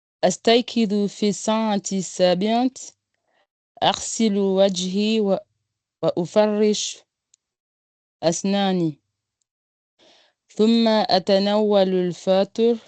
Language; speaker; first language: Arabic; non-native, learner; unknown